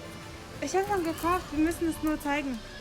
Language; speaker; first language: German; non-native, fluent; Mongolian